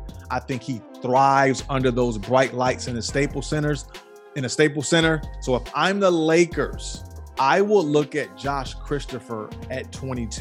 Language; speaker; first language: English; native; English